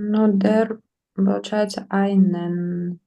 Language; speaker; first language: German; non-native, learner; Ukrainian